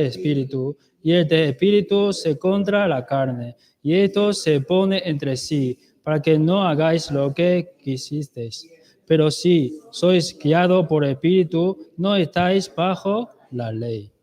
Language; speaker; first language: Spanish; non-native, learner; Chinese